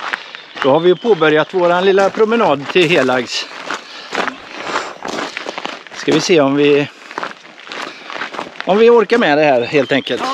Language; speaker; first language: Swedish; native; Swedish